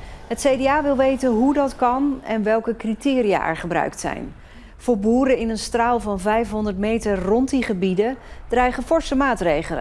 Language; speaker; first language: Dutch; native; Dutch